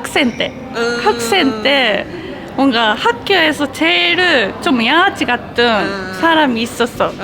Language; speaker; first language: Korean; non-native, local second language; Japanese